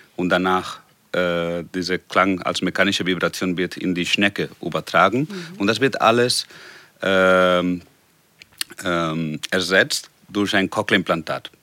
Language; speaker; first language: German; non-native, fluent; Spanish